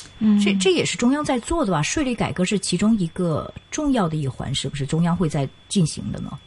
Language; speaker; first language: Chinese; non-native, local second language; Cantonese